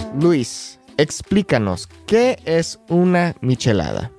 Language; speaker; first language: Spanish; non-native, fluent; English